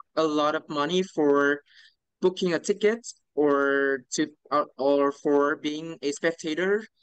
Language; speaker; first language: English; non-native, learner; Vietnamese